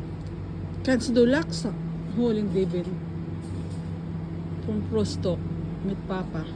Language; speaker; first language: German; non-native, learner; Filipino